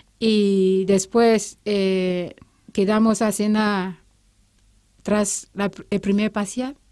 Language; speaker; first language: Spanish; non-native, fluent; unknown